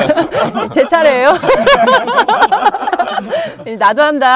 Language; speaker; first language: Korean; native; Korean